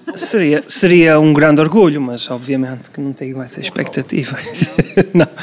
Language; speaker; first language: Portuguese; native; Portuguese